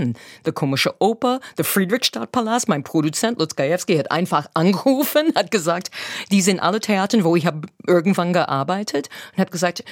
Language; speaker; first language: German; non-native, fluent; English